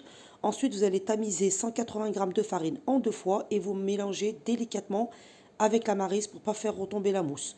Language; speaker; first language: French; native; French